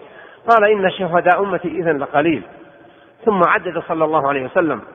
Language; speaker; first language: Arabic; native; Arabic